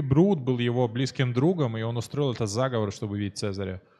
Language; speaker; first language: Russian; native; Russian